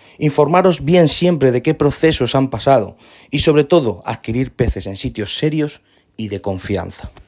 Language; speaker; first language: Spanish; native; Spanish